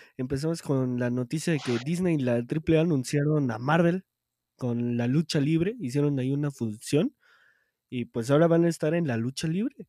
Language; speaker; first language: Spanish; native; Spanish